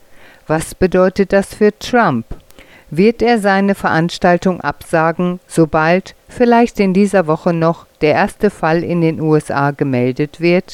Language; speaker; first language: German; native; German